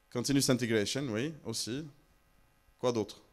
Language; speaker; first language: French; non-native, local second language; Arabic